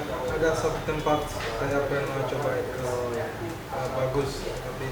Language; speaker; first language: Indonesian; non-native, learner; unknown